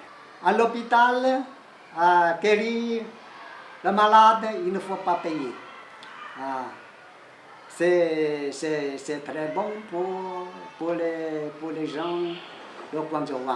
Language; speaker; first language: French; non-native, learner; Chinese